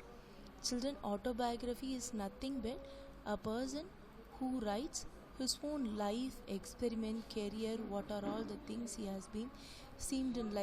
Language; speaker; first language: English; non-native, local second language; Tamil